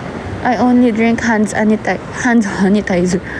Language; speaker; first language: English; non-native, local second language; Filipino